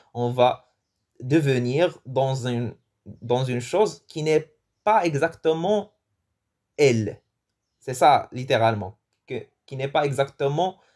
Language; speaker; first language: French; non-native, local second language; Arabic